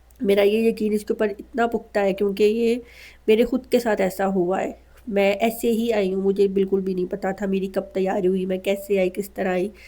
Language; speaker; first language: Urdu; native; Urdu